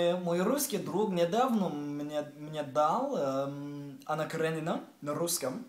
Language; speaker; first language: Russian; non-native, learner; English